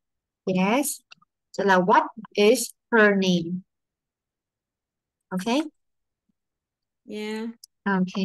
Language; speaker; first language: English; non-native, learner; Vietnamese